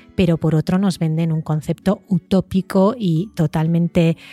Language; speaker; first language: Spanish; native; Spanish